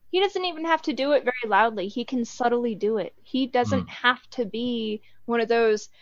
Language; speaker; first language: English; native; English